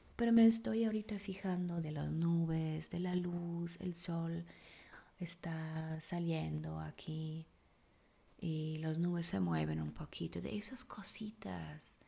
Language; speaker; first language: Spanish; non-native, fluent; German